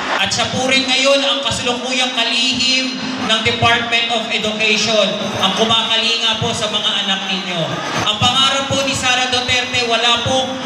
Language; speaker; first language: Filipino; native; Filipino